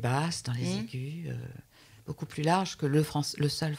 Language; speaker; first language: French; native; French